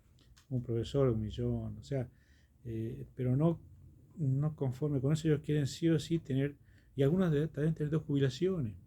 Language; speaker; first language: Spanish; native; Spanish